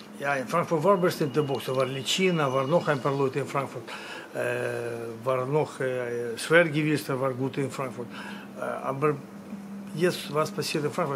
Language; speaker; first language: German; non-native, learner; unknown